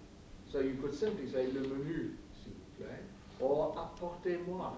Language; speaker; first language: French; non-native, fluent; English